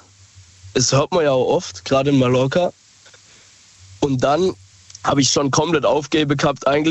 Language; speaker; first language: German; native; German